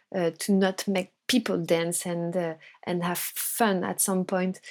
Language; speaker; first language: English; non-native, fluent; French